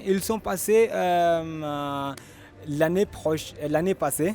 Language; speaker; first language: French; non-native, learner; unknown